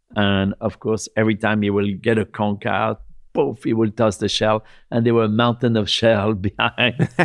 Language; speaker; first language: English; non-native, fluent; French